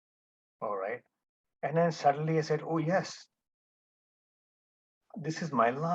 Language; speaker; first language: English; non-native, local second language; Hindi